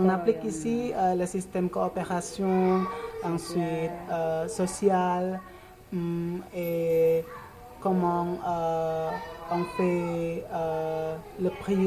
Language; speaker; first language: French; non-native, learner; Indonesian